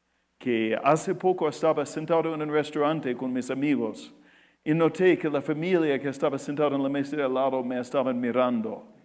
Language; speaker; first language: Spanish; non-native, fluent; English